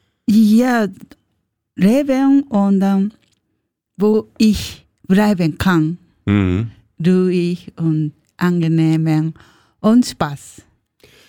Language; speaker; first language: German; non-native, learner; Japanese